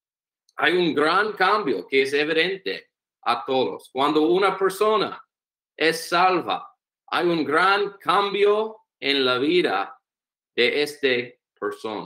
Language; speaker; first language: Spanish; non-native, learner; English